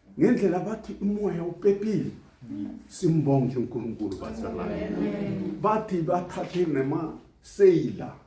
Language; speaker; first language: Zulu; non-native, local second language; South Ndebele